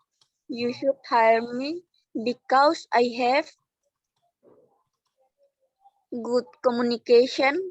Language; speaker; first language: English; non-native, learner; Indonesian